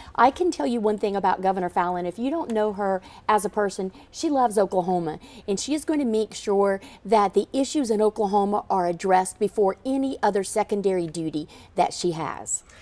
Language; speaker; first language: English; native; English